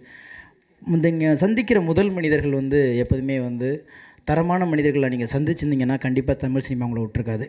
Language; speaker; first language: Tamil; native; Tamil